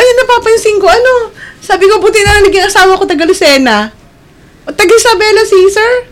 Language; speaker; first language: Filipino; native; Filipino